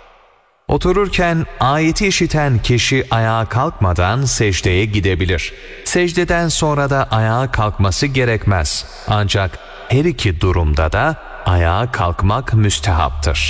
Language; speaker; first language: Turkish; native; Turkish